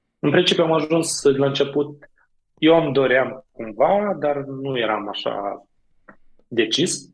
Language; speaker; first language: Romanian; native; Romanian